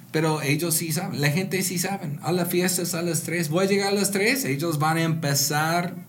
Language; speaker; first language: Spanish; non-native, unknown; English